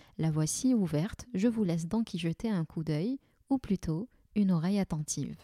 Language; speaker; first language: French; non-native, local second language; Arabic